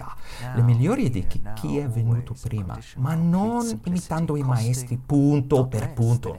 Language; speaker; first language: Italian; non-native, learner; English